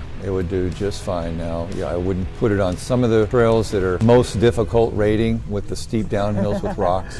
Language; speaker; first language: English; native; English